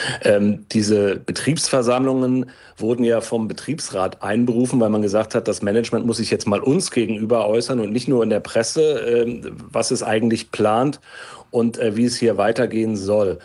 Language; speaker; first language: German; native; German